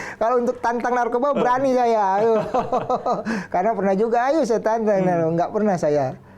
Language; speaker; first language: Indonesian; native; Indonesian